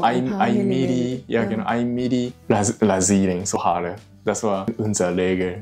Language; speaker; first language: German; non-native, learner; Japanese